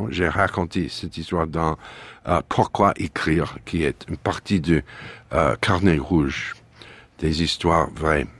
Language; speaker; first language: French; non-native, fluent; English